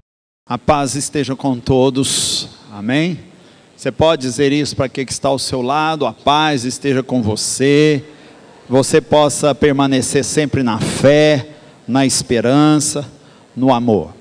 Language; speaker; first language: Portuguese; native; Portuguese